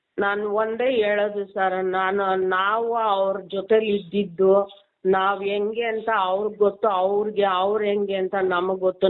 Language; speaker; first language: Kannada; native; Kannada